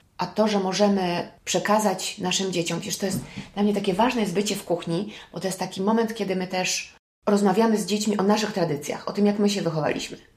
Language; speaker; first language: Polish; early bilingual, heritage; Polish